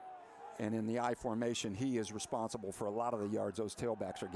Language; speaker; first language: English; native; English